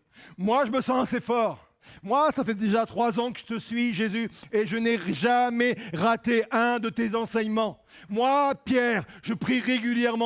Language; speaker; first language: French; native; French